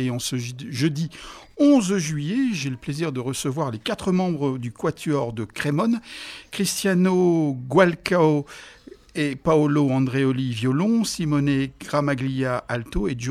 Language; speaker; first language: French; native; French